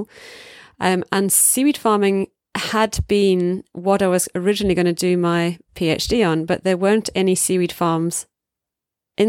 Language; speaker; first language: English; native; English